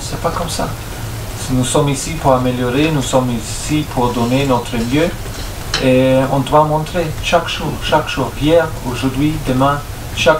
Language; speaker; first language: French; non-native, fluent; German